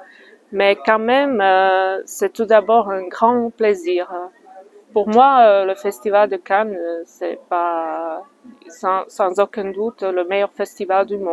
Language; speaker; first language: French; non-native, fluent; Slovak